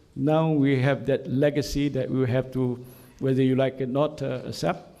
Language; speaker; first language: English; non-native, local second language; Malay